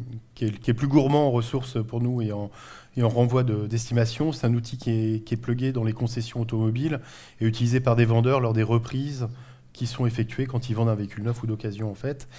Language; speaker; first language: French; native; French